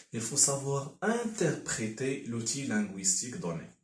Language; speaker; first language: French; non-native, local second language; Arabic